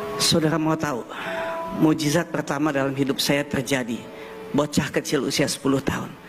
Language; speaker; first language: Indonesian; early bilingual, heritage; German